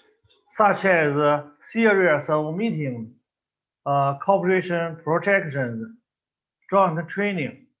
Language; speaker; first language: English; non-native, learner; Chinese